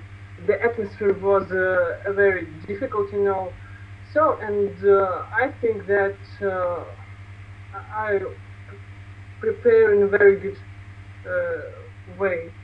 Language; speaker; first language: English; non-native, learner; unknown